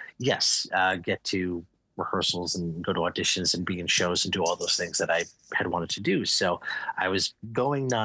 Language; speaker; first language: English; native; English